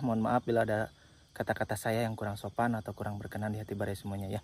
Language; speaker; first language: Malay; non-native, local second language; Sundanese